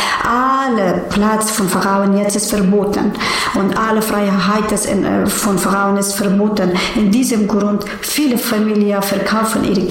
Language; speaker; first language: German; non-native, learner; Persian